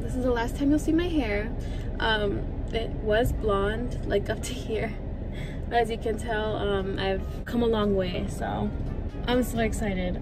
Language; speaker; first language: English; early bilingual, other home language; Spanish